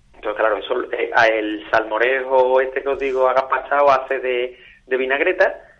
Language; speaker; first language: Spanish; native; Spanish